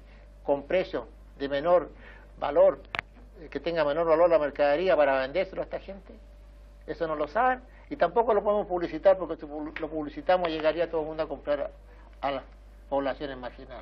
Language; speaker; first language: Spanish; native; Spanish